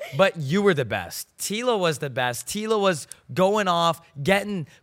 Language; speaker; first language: English; native; English